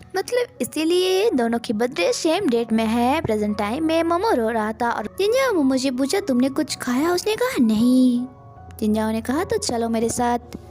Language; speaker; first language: Hindi; non-native, local second language; Bangla